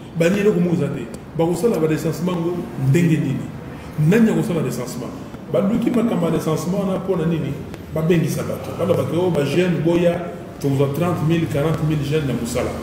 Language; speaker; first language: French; non-native, local second language; Lingala